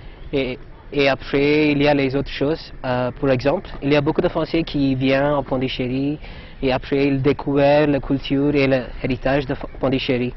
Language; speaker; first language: French; non-native, learner; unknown